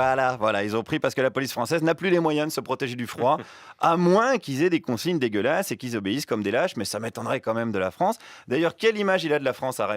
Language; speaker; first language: French; native; French